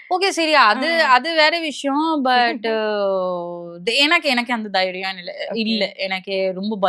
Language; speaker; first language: Tamil; non-native, local second language; Bangla